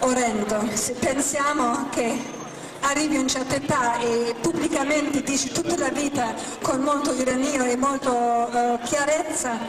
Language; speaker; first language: Italian; non-native, fluent; German